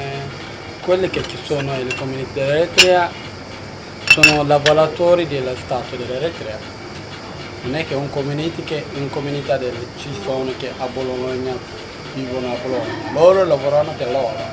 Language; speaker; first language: Italian; non-native, learner; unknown